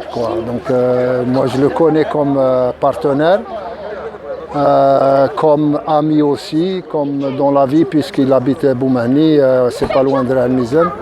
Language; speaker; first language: French; non-native, local second language; Kabyle